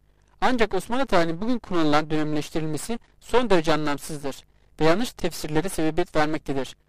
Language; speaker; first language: Turkish; native; Turkish